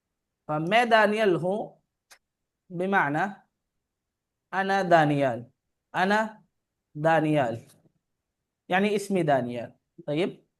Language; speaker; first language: Arabic; non-native, fluent; Urdu